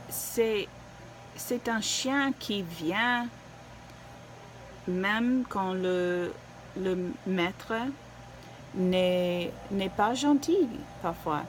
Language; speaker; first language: French; non-native, learner; English